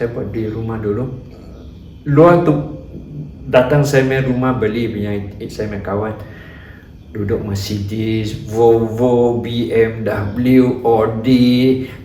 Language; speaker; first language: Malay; non-native, local second language; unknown